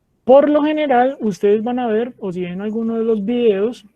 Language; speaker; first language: Spanish; native; Spanish